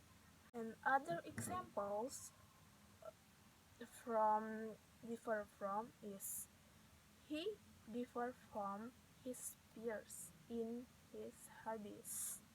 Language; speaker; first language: English; non-native, learner; Indonesian